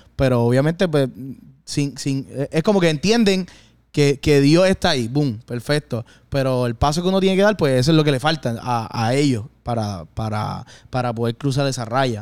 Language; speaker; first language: Spanish; native; Spanish